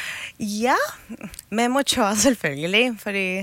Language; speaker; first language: Norwegian; non-native, fluent; Spanish